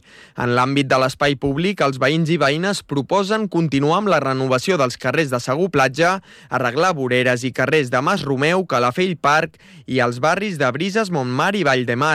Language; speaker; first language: Catalan; native; Catalan